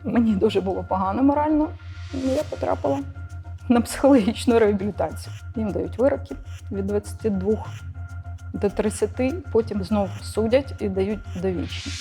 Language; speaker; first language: Ukrainian; non-native, local second language; Russian